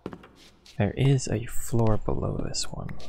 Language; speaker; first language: English; native; English